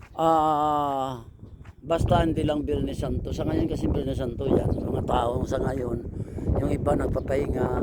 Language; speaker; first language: Filipino; non-native, local second language; Hiligaynon